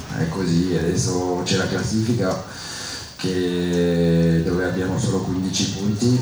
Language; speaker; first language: Italian; non-native, fluent; French